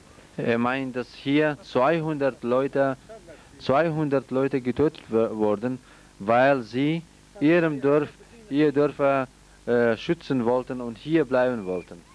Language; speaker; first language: German; non-native, fluent; Central Kurdish